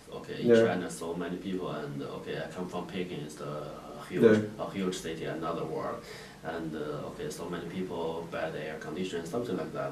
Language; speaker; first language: English; non-native, learner; Chinese